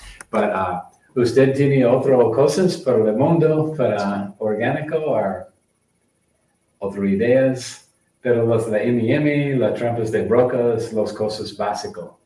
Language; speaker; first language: Spanish; non-native, learner; English